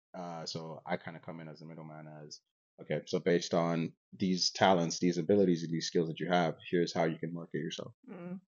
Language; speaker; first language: English; non-native, local second language; Yoruba